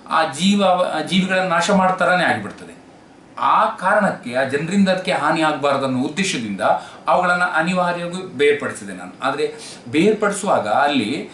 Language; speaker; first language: Kannada; native; Kannada